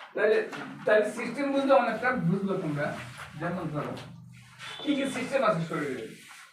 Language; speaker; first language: Bangla; native; Bangla